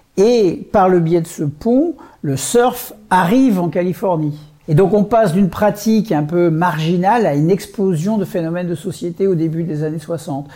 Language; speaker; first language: French; native; French